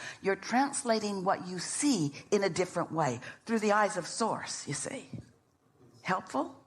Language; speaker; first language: English; native; English